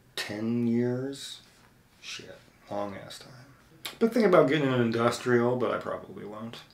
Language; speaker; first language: English; native; English